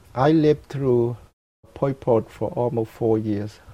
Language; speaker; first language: English; non-native, fluent; Khmer